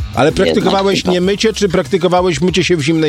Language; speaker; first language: Polish; native; Polish